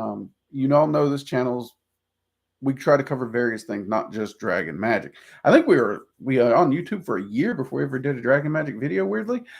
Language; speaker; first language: English; native; English